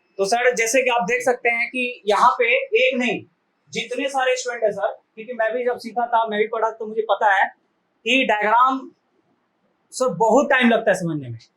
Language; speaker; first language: Hindi; native; Hindi